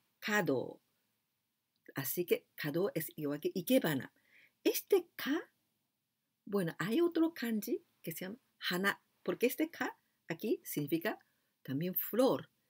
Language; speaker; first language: Spanish; non-native, fluent; Japanese